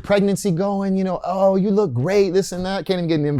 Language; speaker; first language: English; native; English